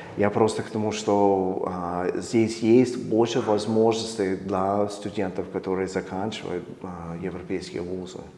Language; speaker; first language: Russian; non-native, fluent; English